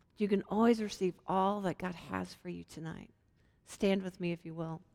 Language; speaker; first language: English; native; English